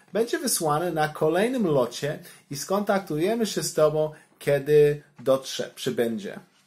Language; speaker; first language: Polish; non-native, learner; English